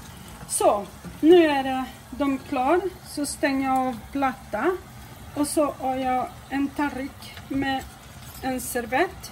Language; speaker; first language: Swedish; non-native, fluent; Portuguese